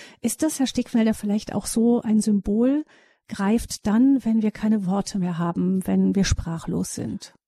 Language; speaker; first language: German; native; German